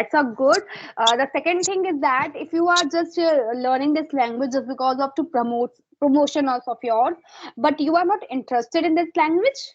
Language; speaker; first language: English; non-native, fluent; Hindi